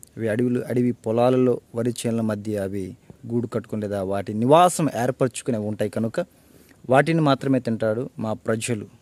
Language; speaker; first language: Telugu; non-native, local second language; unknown